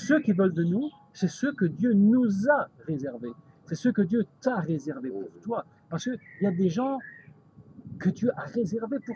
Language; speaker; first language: French; native; French